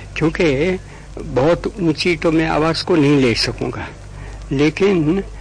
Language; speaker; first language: Hindi; non-native, local second language; Gujarati